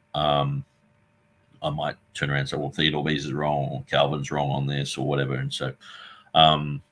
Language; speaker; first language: English; native; English